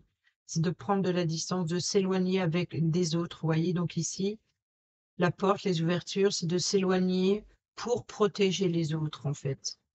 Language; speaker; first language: French; native; French